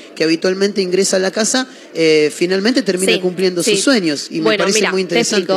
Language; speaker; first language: Spanish; native; Spanish